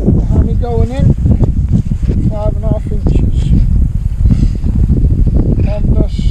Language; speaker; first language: English; native; English